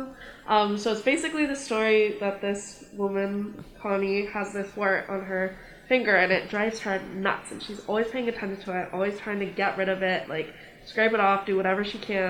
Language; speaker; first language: English; native; English